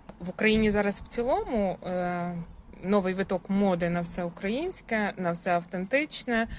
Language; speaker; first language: Ukrainian; native; Ukrainian